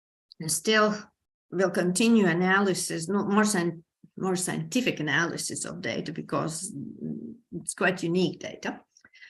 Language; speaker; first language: English; non-native, fluent; Latvian